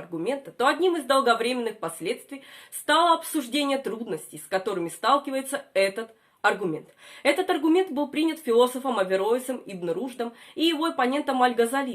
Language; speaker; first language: Russian; native; Russian